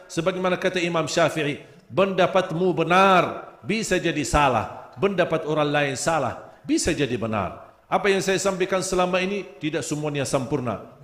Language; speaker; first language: Malay; non-native, fluent; Arabic